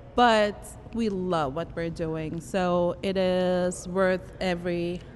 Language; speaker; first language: English; non-native, fluent; Turkish